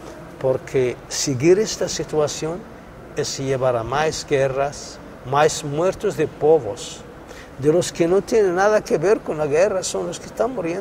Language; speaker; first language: Spanish; non-native, local second language; Arabic